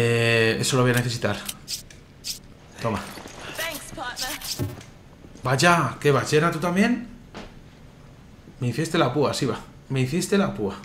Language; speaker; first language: Spanish; native; Spanish